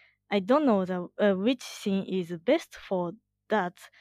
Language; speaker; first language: English; non-native, learner; Japanese